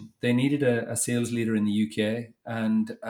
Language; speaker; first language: English; native; English